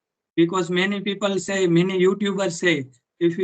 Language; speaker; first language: English; non-native, learner; Gujarati